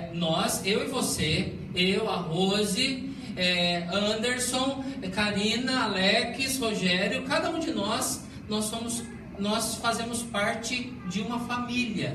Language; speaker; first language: Portuguese; native; Portuguese